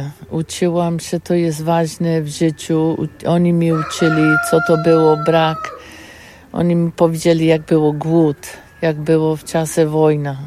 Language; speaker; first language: Polish; non-native, learner; English